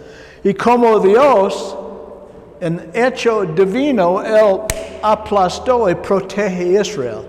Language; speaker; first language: Spanish; non-native, learner; English